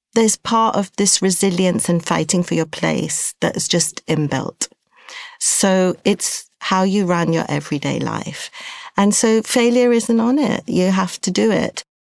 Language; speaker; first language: English; early bilingual, other home language; Hindi